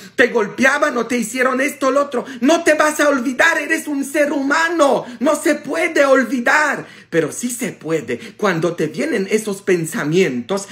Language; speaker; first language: Spanish; non-native, fluent; Polish